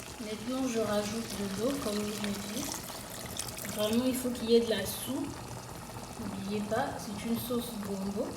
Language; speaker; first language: French; non-native, local second language; Lingala